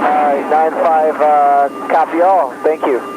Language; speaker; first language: English; native; English